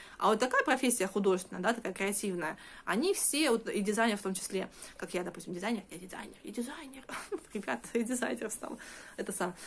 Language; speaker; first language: Russian; early bilingual, heritage; Russian